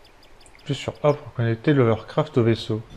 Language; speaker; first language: French; native; French